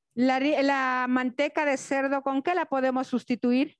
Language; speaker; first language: Spanish; native; Spanish